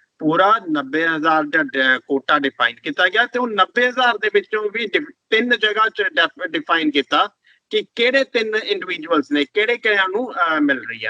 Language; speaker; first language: Punjabi; early bilingual, heritage; Punjabi